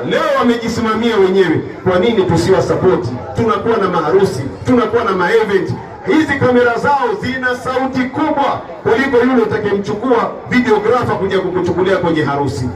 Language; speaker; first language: Swahili; native; Swahili